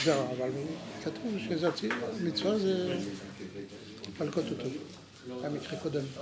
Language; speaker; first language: Hebrew; non-native, fluent; French